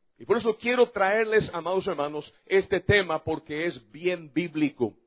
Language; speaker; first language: Spanish; non-native, fluent; English